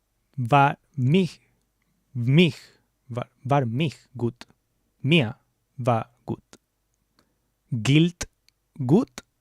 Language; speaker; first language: German; non-native, learner; English